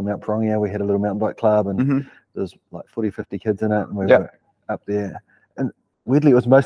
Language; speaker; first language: English; native; English